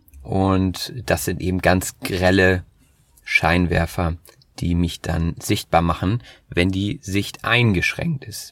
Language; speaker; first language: German; native; German